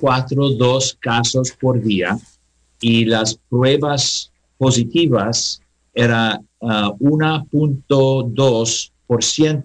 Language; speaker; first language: Spanish; non-native, learner; English